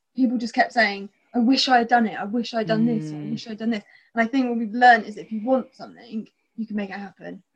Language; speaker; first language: English; native; English